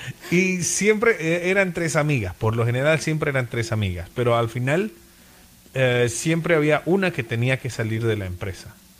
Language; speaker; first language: Spanish; native; Spanish